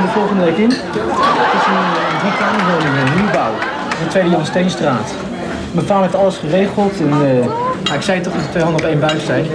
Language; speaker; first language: Dutch; native; Dutch